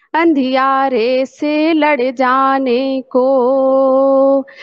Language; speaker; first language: Hindi; native; Hindi